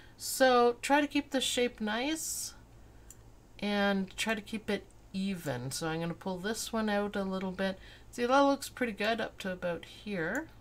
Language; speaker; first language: English; native; English